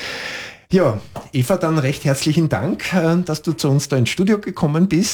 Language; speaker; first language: German; native; German